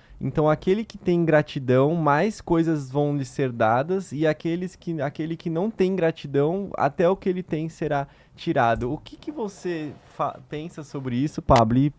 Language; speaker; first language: Portuguese; native; Portuguese